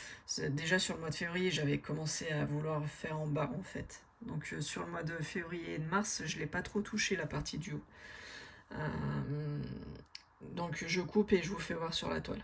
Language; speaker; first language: French; native; French